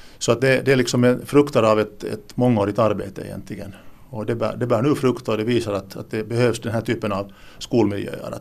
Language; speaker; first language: Swedish; native; Swedish